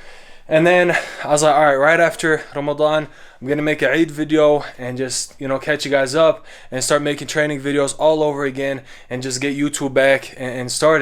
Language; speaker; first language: English; native; English